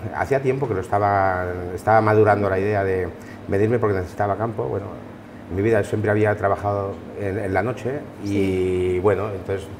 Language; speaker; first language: Spanish; native; Spanish